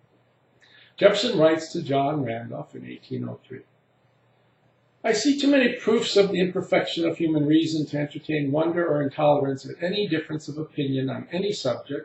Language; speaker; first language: English; native; English